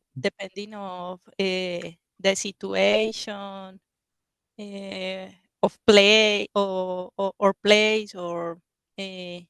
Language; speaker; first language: English; non-native, learner; Spanish